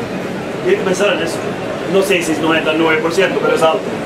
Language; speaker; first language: Spanish; non-native, fluent; Swedish